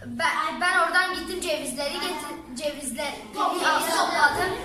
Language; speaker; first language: Turkish; non-native, local second language; Zaza